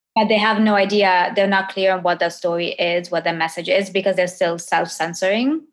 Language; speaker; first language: English; non-native, fluent; Italian